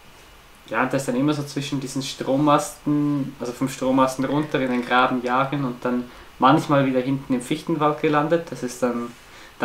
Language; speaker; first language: German; native; German